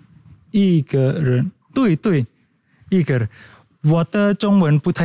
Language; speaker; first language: Chinese; non-native, learner; Thai